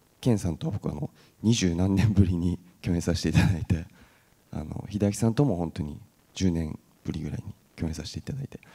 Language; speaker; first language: Japanese; native; Japanese